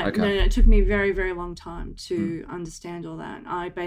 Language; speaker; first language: English; native; English